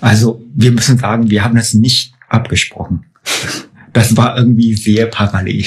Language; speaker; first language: German; non-native, fluent; Chinese